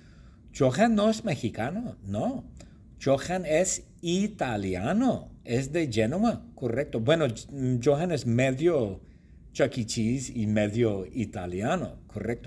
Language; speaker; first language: Spanish; non-native, fluent; English